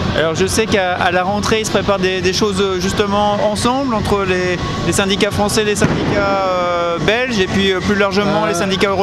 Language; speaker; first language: French; native; French